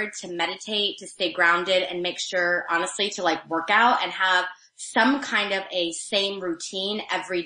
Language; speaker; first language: English; native; English